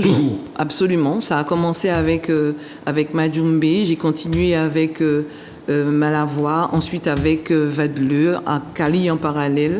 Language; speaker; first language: French; native; French